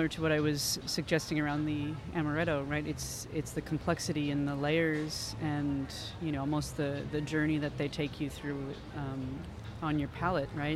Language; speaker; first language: English; native; English